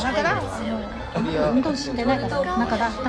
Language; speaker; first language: Japanese; non-native, fluent; Chinese